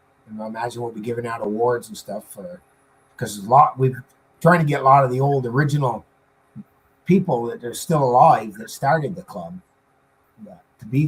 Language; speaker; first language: English; native; English